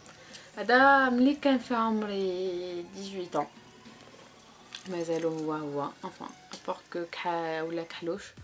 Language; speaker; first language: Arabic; early bilingual, heritage; Arabic